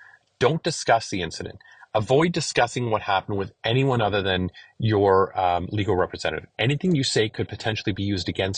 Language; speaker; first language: English; native; English